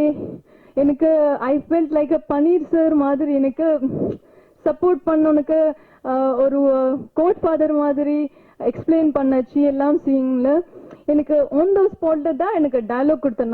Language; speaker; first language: Tamil; non-native, learner; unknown